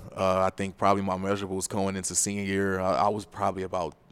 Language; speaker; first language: English; native; English